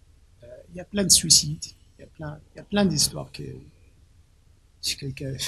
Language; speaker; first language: French; non-native, local second language; Arabic